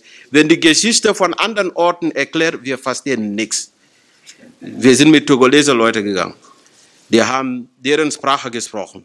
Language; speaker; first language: German; non-native, fluent; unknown